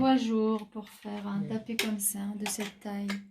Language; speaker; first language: French; non-native, local second language; Arabic